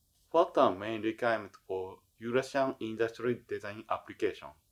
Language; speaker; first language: English; non-native, fluent; Japanese